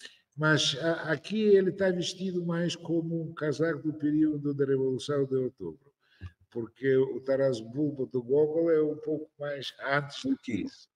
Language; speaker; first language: Portuguese; non-native, fluent; Russian